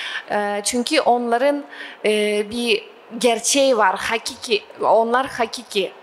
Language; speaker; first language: Turkish; non-native, fluent; Russian